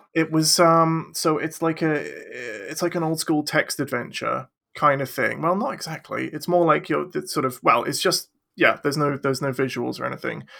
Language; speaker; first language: English; native; English